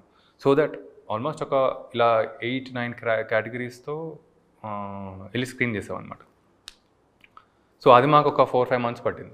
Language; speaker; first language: Telugu; native; Telugu